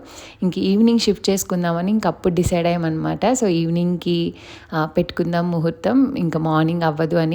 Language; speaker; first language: Telugu; native; Telugu